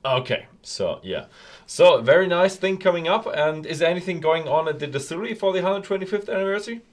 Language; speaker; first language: English; non-native, fluent; German